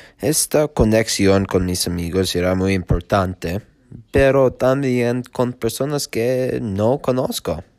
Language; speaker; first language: Spanish; non-native, learner; English